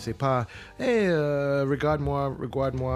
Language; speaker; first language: French; non-native, learner; English